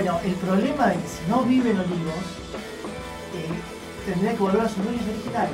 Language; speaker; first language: Spanish; native; Spanish